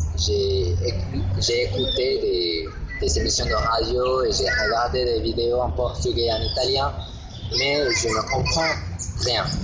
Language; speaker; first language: French; non-native, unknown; Spanish